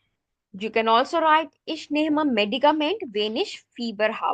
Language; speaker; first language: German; non-native, fluent; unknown